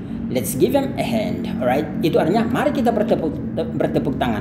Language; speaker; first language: English; non-native, fluent; Indonesian